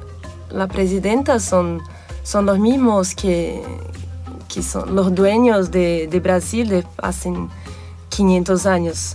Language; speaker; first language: Spanish; non-native, fluent; Portuguese